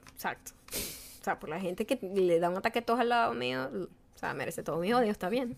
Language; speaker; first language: Spanish; native; Spanish